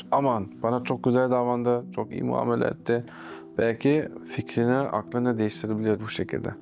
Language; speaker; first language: Turkish; non-native, fluent; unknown